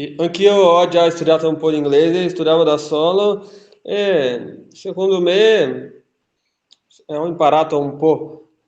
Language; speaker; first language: Italian; non-native, fluent; Portuguese